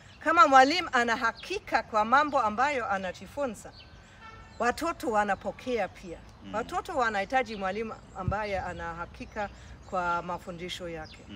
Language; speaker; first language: Swahili; non-native, fluent; German